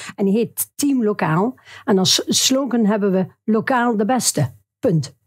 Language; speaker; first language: Dutch; native; Dutch